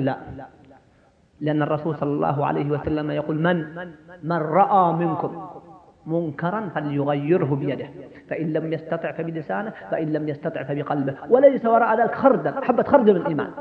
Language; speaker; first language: Arabic; native; Arabic